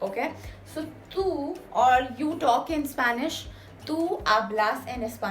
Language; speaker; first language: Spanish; non-native, fluent; Hindi